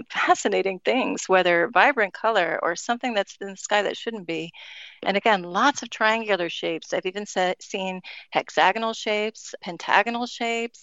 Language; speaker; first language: English; native; English